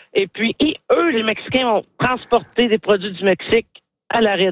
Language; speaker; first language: French; native; French